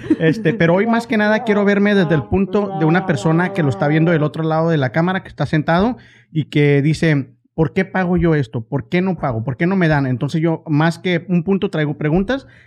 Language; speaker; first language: Spanish; native; Spanish